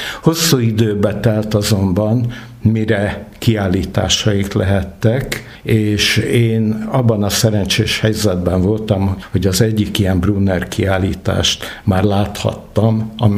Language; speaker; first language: Hungarian; native; Hungarian